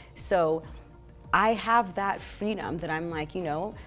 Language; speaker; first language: English; native; English